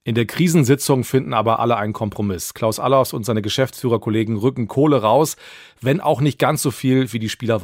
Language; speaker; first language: German; native; German